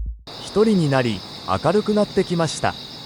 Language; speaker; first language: Japanese; native; Japanese